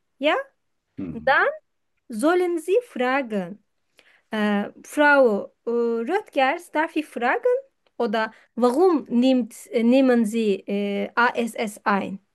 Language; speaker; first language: German; non-native, fluent; Turkish